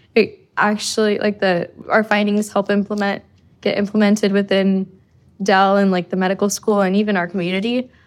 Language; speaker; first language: English; early bilingual, other home language; Spanish